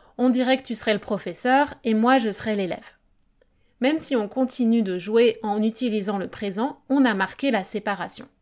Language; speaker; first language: French; native; French